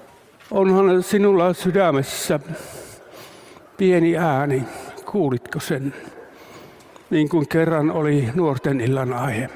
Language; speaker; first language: Finnish; native; Finnish